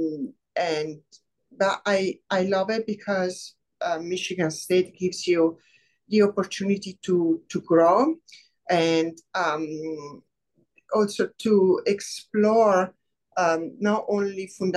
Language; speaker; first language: English; non-native, fluent; Italian